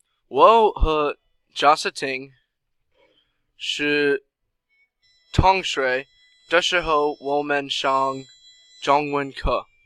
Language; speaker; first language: Chinese; non-native, learner; English